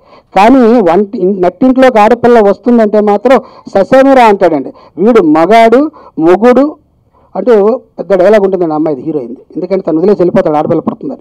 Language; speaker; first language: Telugu; native; Telugu